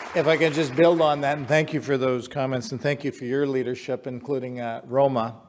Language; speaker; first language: English; native; English